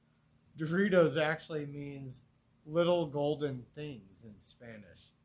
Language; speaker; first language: English; native; English